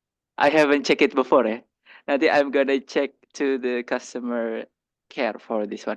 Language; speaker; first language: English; non-native, learner; Indonesian